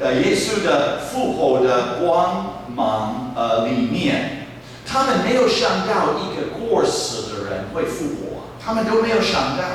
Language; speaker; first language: Chinese; non-native, fluent; English